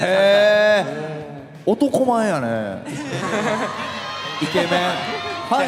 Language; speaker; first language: Japanese; native; Japanese